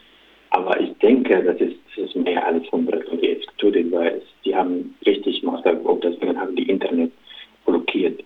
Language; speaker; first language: German; non-native, local second language; Arabic